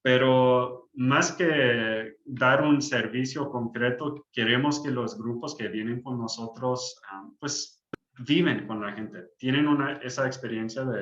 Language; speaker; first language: Spanish; early bilingual, heritage; English